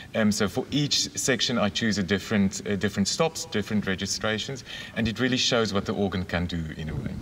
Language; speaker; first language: English; non-native, local second language; Afrikaans